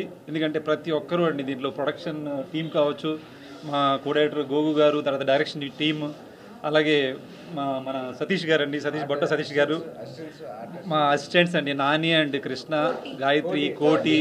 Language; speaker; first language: Telugu; native; Telugu